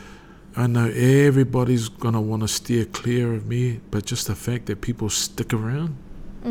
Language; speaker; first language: English; native; English